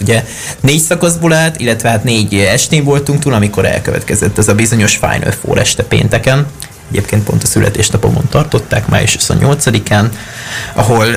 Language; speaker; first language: Hungarian; native; Hungarian